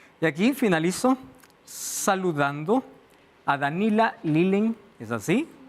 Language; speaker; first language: Spanish; non-native, fluent; Portuguese